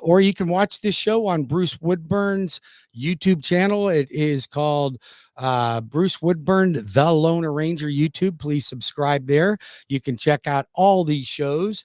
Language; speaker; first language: English; native; English